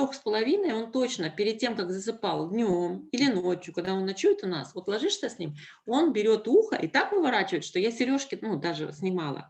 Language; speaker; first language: Russian; native; Russian